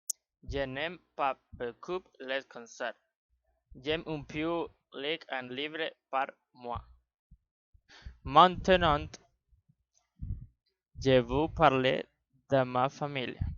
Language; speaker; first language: French; non-native, learner; Spanish